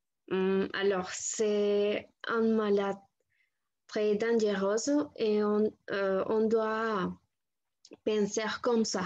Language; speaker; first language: French; non-native, learner; Spanish